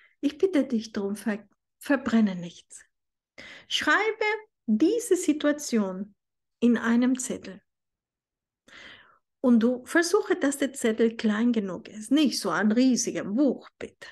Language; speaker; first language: German; non-native, fluent; Spanish